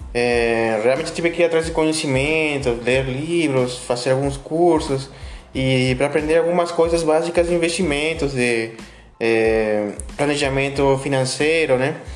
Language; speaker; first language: Portuguese; non-native, fluent; Spanish